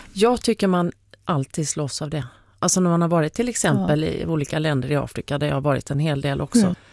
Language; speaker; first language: Swedish; native; Swedish